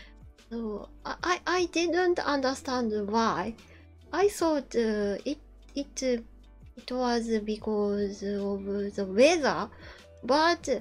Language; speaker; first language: English; non-native, learner; Japanese